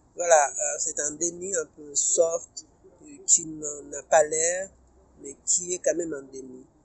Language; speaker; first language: French; non-native, local second language; Kinyarwanda